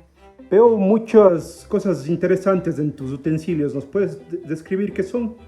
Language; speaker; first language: Spanish; native; Spanish